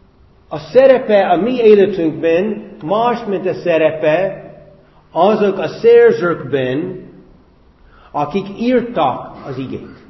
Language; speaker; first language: Hungarian; non-native, fluent; English